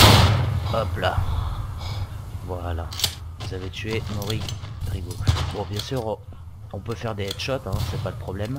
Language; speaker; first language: French; native; French